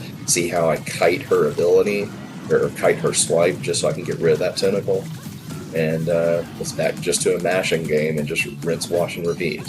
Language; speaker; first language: English; native; English